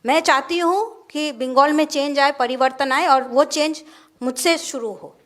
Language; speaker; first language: Hindi; non-native, local second language; Bangla